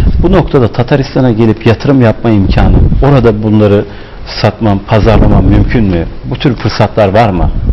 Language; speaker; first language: Turkish; native; Turkish